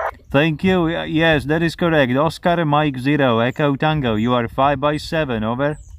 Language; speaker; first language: English; non-native, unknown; Slovak